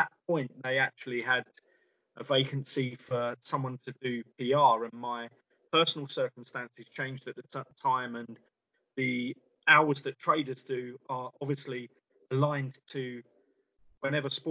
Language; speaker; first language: English; native; English